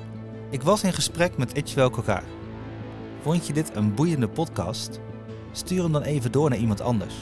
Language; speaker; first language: Dutch; native; Dutch